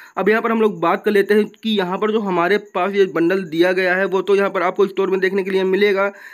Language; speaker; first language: Hindi; native; Hindi